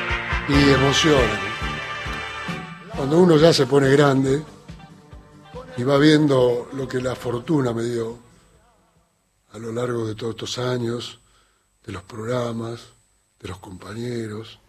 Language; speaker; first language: Spanish; native; Spanish